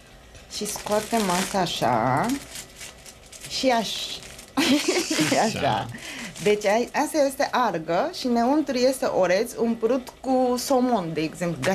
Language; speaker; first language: Romanian; non-native, learner; Japanese